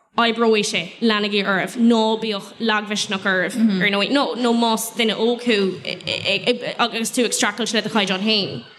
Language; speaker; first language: Irish; non-native, local second language; English